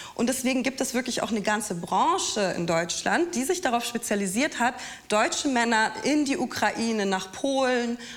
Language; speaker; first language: German; non-native, fluent; Russian